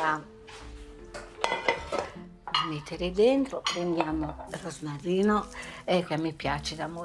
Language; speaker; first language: Italian; native; Italian